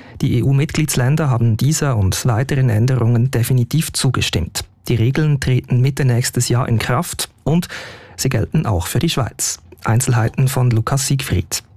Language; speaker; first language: German; native; German